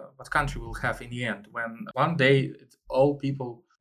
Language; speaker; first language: English; non-native, learner; Russian